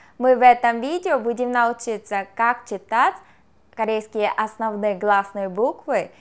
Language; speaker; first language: Russian; non-native, fluent; Korean